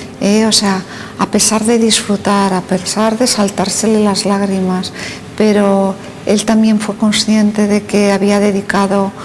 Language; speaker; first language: Spanish; native; Spanish